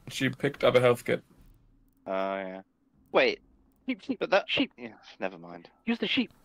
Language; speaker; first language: English; native; English